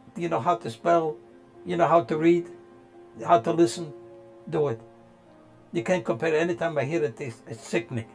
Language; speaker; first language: English; non-native, fluent; Polish